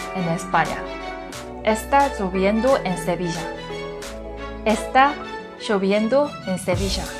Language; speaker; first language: Spanish; non-native, learner; Korean